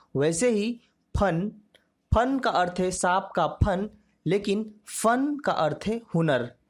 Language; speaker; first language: Hindi; native; Hindi